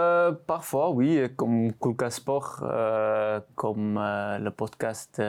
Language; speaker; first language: French; non-native, local second language; Dutch